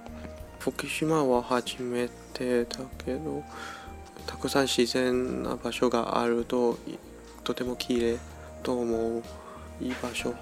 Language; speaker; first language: Japanese; non-native, learner; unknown